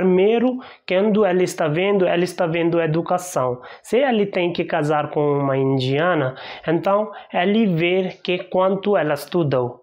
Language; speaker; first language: Portuguese; non-native, learner; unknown